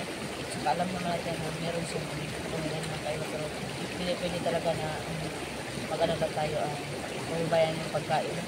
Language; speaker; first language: Filipino; non-native, local second language; Cebuano